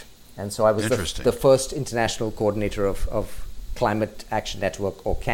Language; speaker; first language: English; non-native, local second language; Hindi